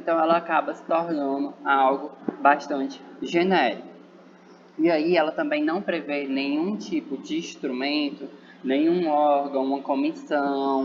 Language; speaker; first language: Portuguese; native; Portuguese